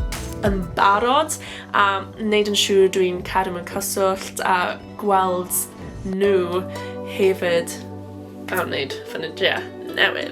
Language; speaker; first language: Welsh; non-native, local second language; English